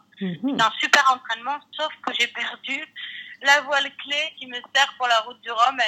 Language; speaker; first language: French; native; French